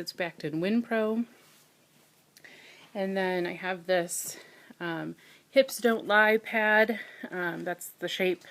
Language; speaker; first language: English; native; English